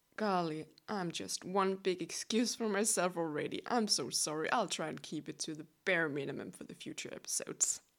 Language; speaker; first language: English; non-native, fluent; Danish